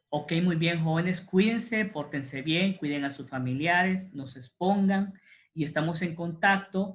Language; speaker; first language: Spanish; native; Spanish